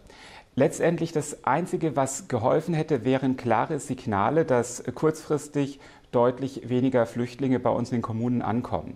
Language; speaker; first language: German; native; German